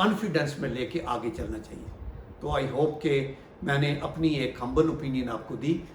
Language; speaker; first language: Urdu; native; Urdu